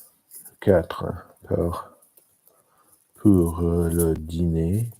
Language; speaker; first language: French; non-native, learner; English